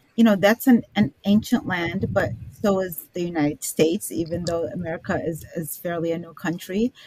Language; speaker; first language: English; early bilingual, other home language; Arabic